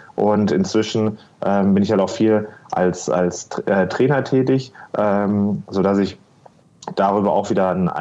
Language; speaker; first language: German; native; German